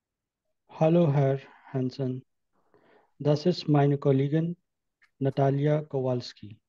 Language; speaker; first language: German; non-native, learner; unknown